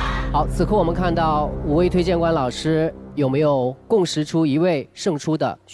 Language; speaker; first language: Chinese; native; Chinese